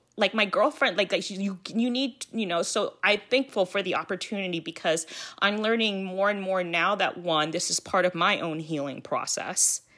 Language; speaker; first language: English; early bilingual, other home language; Filipino